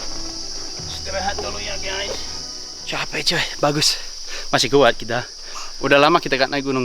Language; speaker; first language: Indonesian; non-native, fluent; English